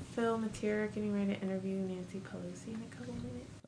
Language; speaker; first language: English; non-native, fluent; Swedish